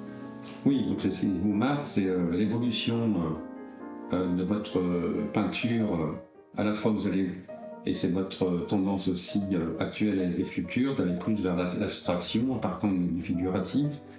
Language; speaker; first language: French; native; French